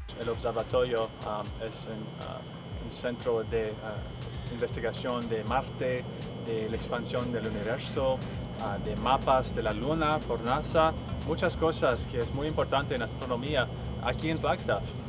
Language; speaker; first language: Spanish; non-native, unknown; English